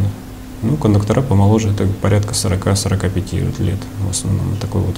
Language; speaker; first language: Russian; native; Russian